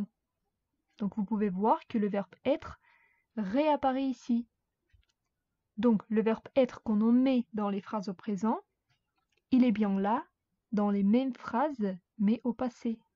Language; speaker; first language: French; non-native, fluent; Russian